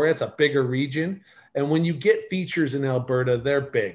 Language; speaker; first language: English; native; English